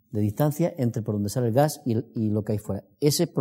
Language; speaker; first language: Spanish; native; Spanish